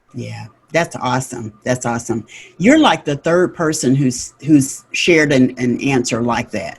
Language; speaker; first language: English; native; English